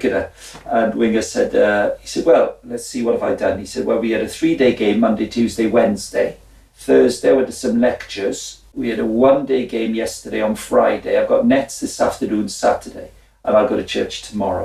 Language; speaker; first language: English; native; English